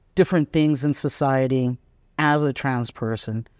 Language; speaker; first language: English; native; English